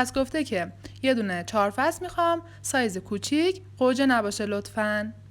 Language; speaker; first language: Persian; native; Persian